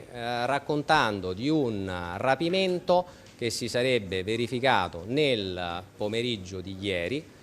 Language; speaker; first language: Italian; native; Italian